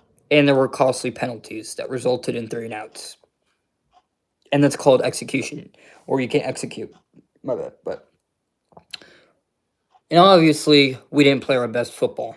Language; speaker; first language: English; native; English